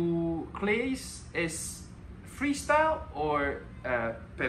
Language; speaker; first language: Spanish; non-native, learner; Chinese